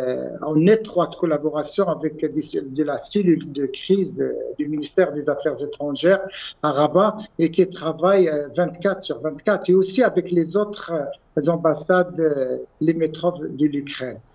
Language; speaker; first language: French; non-native, local second language; Arabic